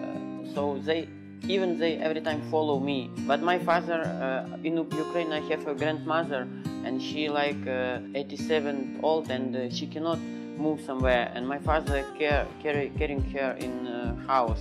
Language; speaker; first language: English; non-native, learner; Ukrainian